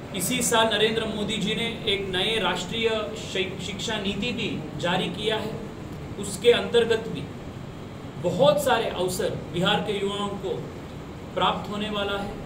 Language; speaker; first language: Hindi; non-native, local second language; Kannada